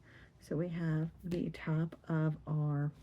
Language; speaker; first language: English; native; English